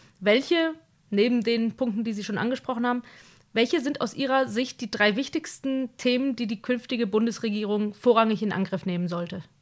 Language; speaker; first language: German; native; German